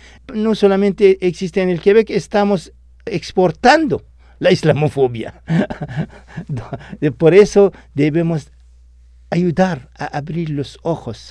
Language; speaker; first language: Spanish; non-native, fluent; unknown